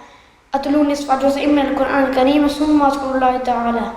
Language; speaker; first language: Arabic; non-native, learner; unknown